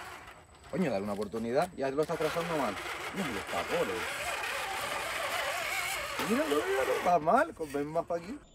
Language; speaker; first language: Spanish; native; Spanish